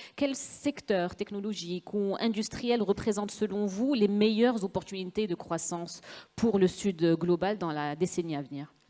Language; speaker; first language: French; non-native, local second language; Arabic